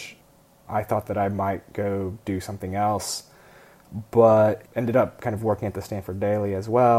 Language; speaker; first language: English; early bilingual, other home language; Chinese